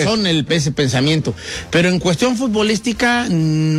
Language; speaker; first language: Spanish; native; Spanish